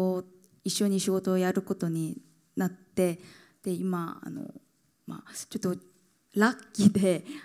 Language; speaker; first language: Japanese; non-native, fluent; Korean